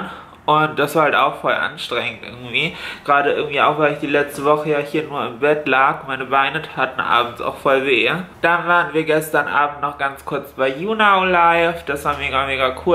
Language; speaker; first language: German; native; German